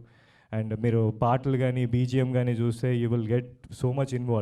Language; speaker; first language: Telugu; native; Telugu